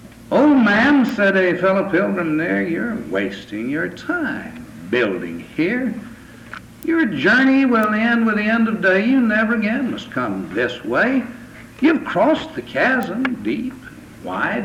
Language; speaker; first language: English; native; English